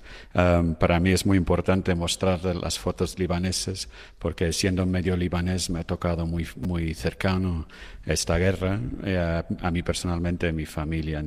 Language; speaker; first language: Spanish; non-native, fluent; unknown